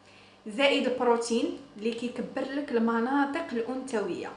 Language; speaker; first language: Arabic; native; Arabic